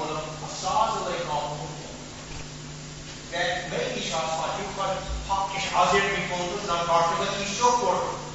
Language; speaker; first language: Hungarian; non-native, fluent; English